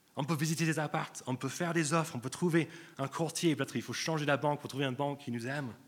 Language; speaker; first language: French; non-native, fluent; English